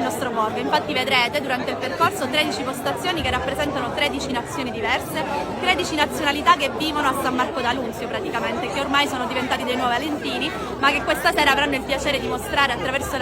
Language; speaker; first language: Italian; native; Italian